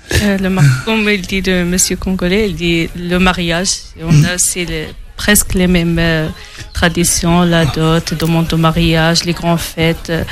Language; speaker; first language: French; non-native, local second language; Arabic